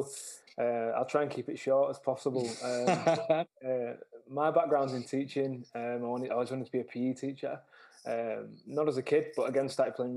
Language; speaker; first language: English; native; English